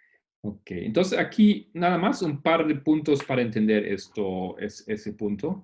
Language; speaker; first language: Spanish; non-native, fluent; Portuguese